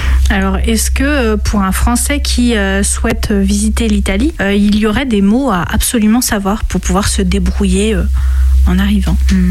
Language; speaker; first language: French; native; French